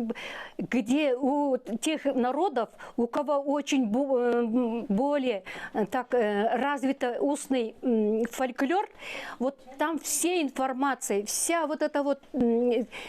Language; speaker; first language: Russian; non-native, local second language; Kyrgyz